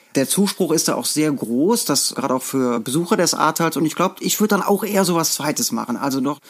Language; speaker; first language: German; native; German